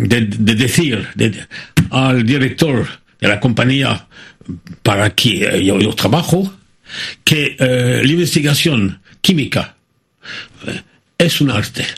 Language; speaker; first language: Spanish; non-native, fluent; French